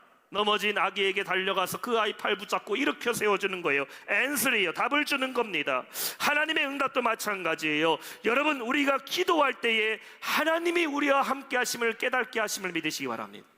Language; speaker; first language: Korean; native; Korean